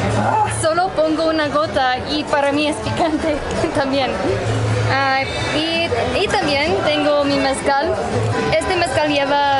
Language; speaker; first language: Spanish; non-native, learner; English